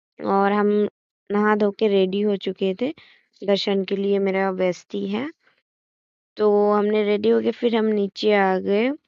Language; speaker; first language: Hindi; non-native, local second language; Assamese